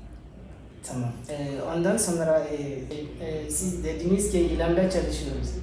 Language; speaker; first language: Turkish; non-native, learner; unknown